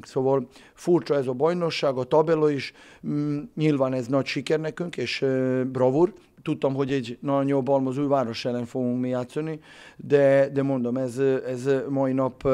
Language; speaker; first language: Hungarian; non-native, fluent; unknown